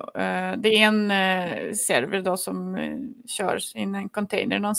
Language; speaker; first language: Swedish; non-native, fluent; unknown